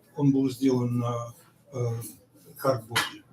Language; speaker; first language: Russian; native; Russian